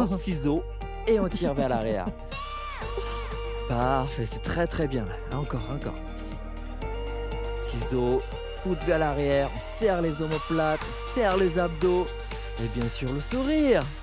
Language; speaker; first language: French; native; French